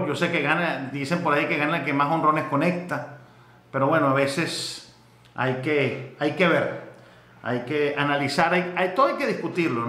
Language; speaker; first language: Spanish; native; Spanish